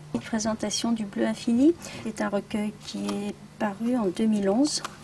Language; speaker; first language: French; early bilingual, other home language; Arabic